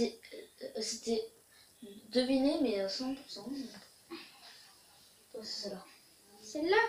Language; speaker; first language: French; native; French